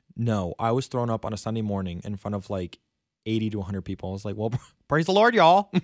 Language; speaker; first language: English; native; English